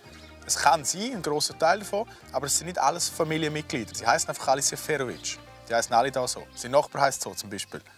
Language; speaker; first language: German; native; German